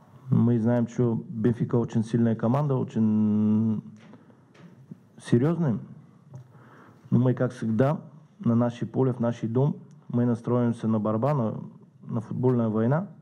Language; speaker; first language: Russian; non-native, learner; Bulgarian